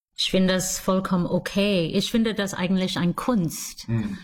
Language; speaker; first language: German; non-native, fluent; English